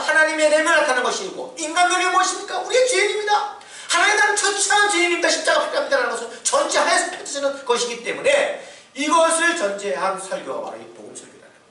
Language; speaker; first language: Korean; native; Korean